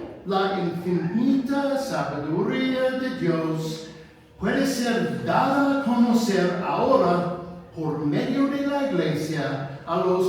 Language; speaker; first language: Spanish; non-native, fluent; English